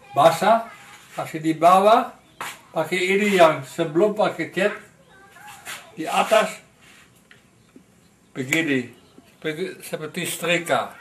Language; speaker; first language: Indonesian; non-native, learner; Dutch